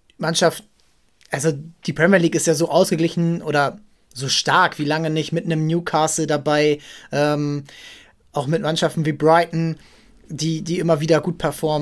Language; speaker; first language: German; native; German